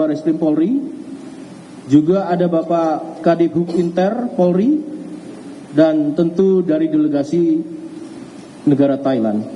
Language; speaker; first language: Indonesian; native; Indonesian